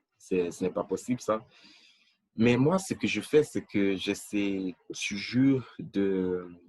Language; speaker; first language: French; non-native, fluent; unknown